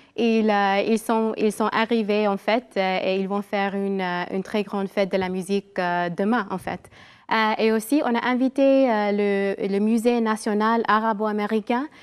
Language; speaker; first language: French; non-native, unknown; English